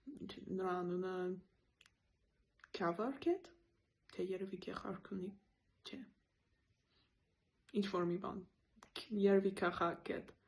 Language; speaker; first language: Armenian; non-native, learner; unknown